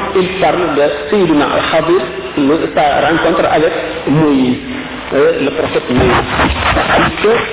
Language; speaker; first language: French; non-native, local second language; Wolof